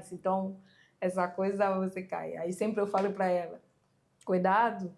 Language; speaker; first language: Portuguese; non-native, fluent; Haitian Creole